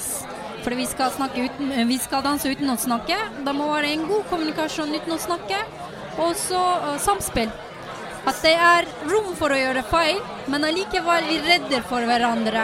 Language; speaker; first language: Norwegian; non-native, fluent; Turkish